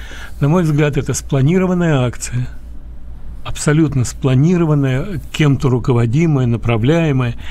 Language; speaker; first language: Russian; native; Russian